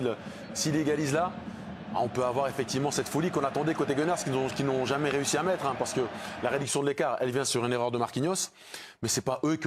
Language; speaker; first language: French; native; French